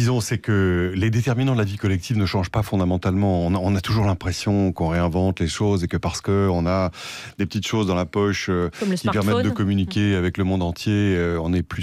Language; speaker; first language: French; native; French